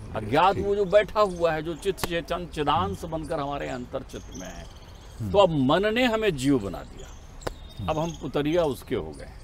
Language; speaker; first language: Hindi; native; Hindi